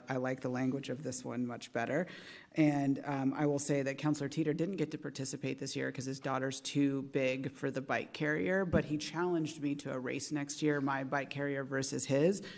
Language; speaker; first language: English; native; English